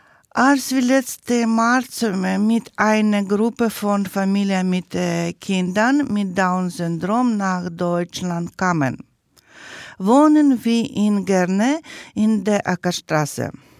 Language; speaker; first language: German; non-native, learner; Ukrainian